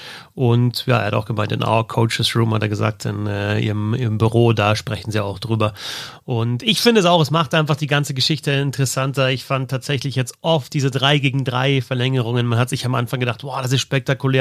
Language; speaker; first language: German; native; German